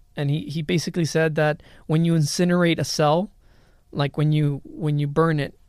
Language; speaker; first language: English; early bilingual, other home language; Spanish